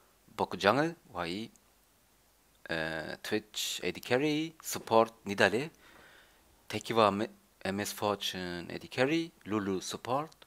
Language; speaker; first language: Japanese; non-native, learner; German